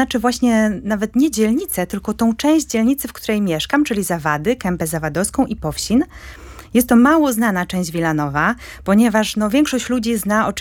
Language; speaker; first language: Polish; native; Polish